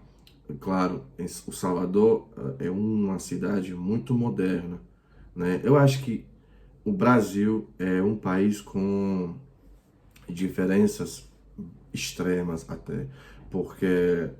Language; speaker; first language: Portuguese; non-native, fluent; Croatian